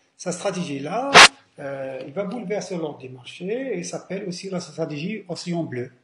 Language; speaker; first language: French; non-native, local second language; Arabic